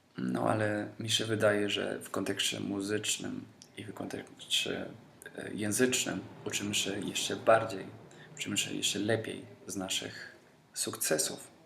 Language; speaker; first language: Polish; non-native, fluent; Spanish